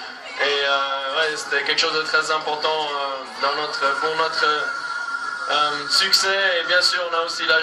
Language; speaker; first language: French; non-native, local second language; German